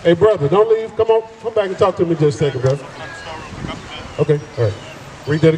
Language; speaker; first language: English; native; English